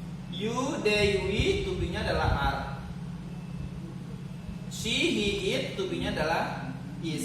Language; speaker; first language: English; non-native, fluent; Indonesian